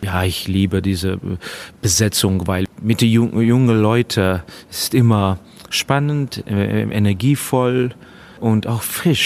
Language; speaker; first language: German; non-native, fluent; Estonian